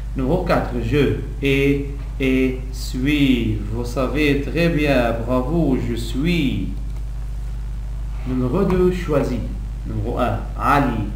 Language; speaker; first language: French; non-native, local second language; Arabic